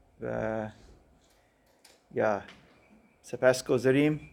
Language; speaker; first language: Persian; non-native, learner; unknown